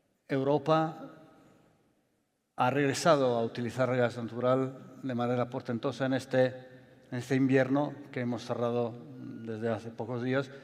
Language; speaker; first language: Spanish; non-native, fluent; Italian